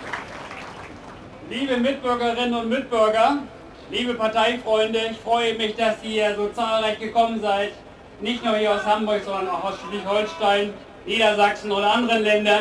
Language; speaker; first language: German; native; German